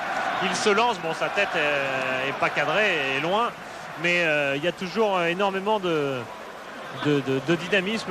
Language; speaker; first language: French; native; French